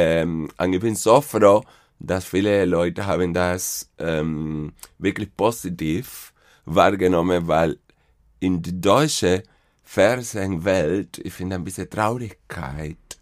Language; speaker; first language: German; non-native, fluent; Spanish